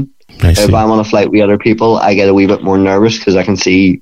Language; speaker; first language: English; native; English